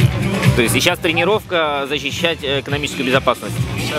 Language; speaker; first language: Russian; native; Russian